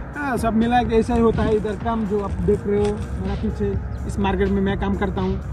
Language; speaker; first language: Hindi; non-native, learner; Bangla